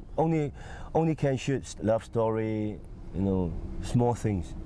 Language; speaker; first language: English; non-native, fluent; Cantonese